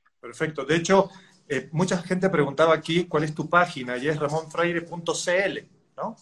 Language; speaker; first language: Spanish; native; Spanish